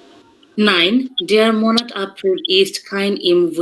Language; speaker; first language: German; non-native, learner; Bangla